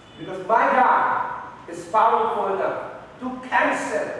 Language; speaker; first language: English; non-native, local second language; Filipino